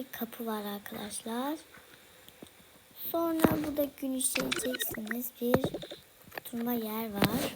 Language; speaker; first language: Turkish; early bilingual, heritage; Turkish